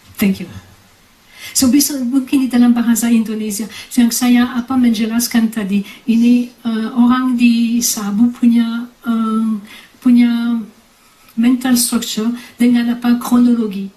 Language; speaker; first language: Indonesian; non-native, fluent; French